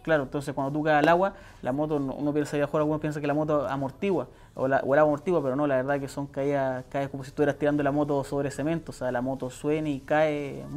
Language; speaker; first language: Spanish; native; Spanish